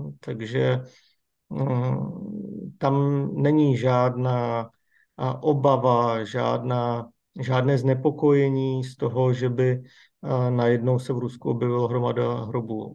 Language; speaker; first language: Czech; native; Czech